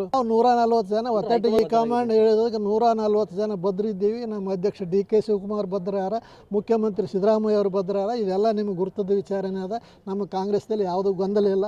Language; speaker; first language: Kannada; native; Kannada